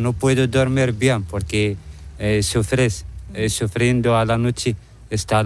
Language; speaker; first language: Spanish; non-native, learner; Arabic